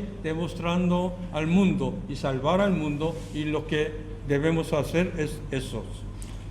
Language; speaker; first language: Spanish; non-native, learner; Korean